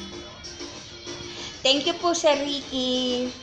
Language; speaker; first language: English; non-native, learner; Filipino